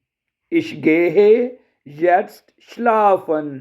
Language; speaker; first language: German; non-native, fluent; Urdu